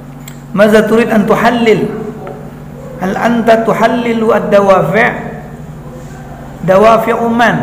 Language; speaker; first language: Arabic; non-native, fluent; Indonesian